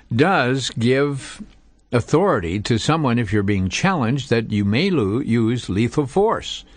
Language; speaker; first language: English; native; English